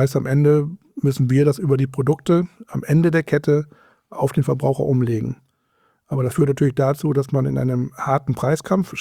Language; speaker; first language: German; native; German